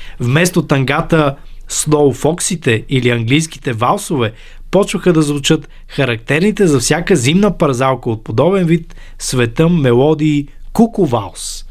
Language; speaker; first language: Bulgarian; native; Bulgarian